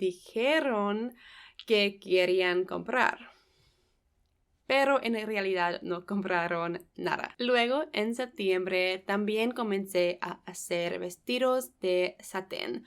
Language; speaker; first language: Spanish; non-native, fluent; English